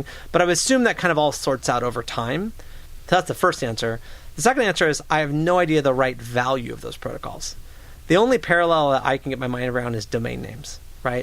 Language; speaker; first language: English; native; English